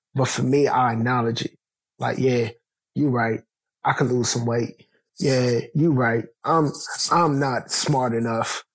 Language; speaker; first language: English; native; English